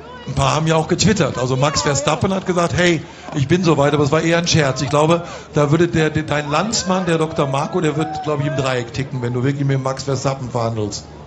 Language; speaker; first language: German; native; German